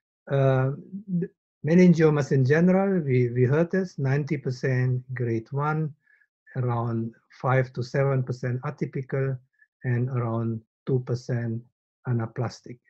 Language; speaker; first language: English; non-native, fluent; Indonesian